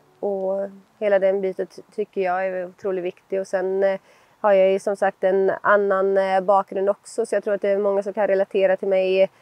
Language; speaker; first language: Swedish; early bilingual, other home language; Albanian